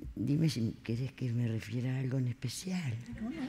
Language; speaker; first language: Spanish; native; Spanish